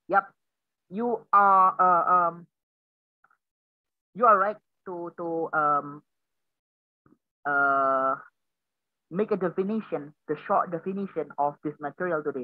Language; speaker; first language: English; non-native, learner; Indonesian